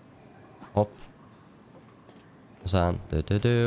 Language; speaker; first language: Swedish; native; Swedish